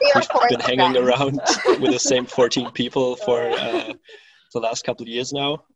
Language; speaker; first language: English; non-native, fluent; German